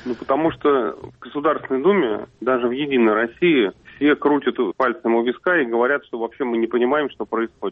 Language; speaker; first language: Russian; native; Russian